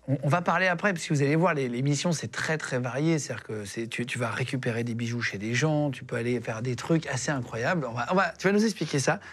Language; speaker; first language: French; native; French